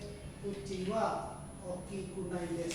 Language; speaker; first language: Japanese; non-native, learner; Indonesian